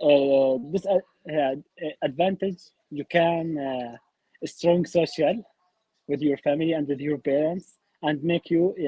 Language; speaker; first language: English; non-native, learner; Arabic